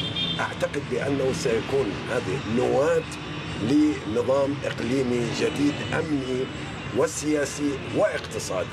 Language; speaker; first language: Arabic; non-native, fluent; Persian